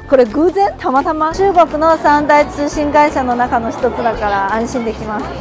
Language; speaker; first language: Japanese; non-native, fluent; Chinese